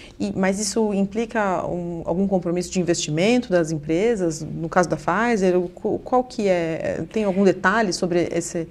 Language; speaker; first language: Portuguese; native; Portuguese